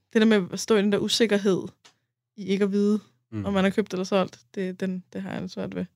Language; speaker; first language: Danish; native; Danish